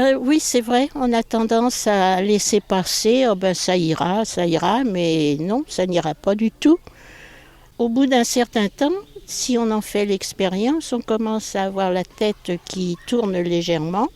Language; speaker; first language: French; native; French